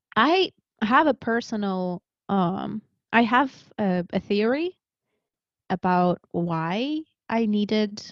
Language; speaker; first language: English; early bilingual, other home language; Russian